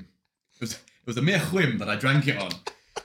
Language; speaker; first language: English; native; English